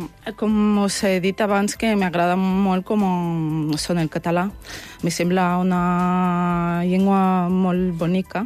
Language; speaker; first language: Catalan; non-native, learner; Russian